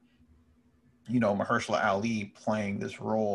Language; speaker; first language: English; native; English